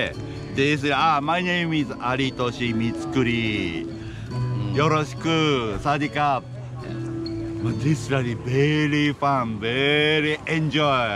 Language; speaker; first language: English; non-native, learner; Japanese